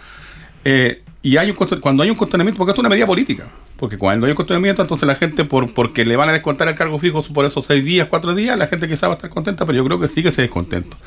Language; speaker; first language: Spanish; native; Spanish